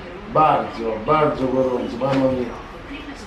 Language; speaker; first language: Polish; native; Polish